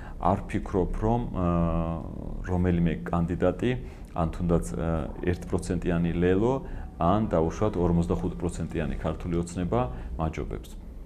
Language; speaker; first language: Georgian; non-native, local second language; Azerbaijani